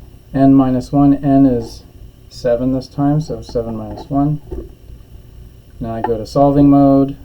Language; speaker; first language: English; native; English